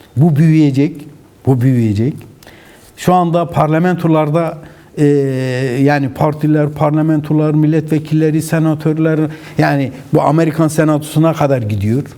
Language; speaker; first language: Turkish; non-native, local second language; Kurdish